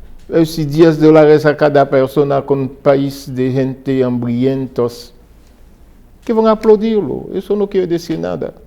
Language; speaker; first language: Spanish; non-native, fluent; Haitian Creole